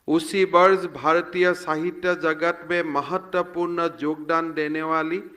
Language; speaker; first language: Hindi; non-native, local second language; Assamese